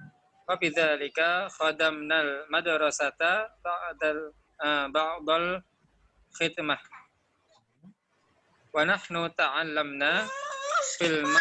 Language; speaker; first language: Arabic; non-native, learner; Indonesian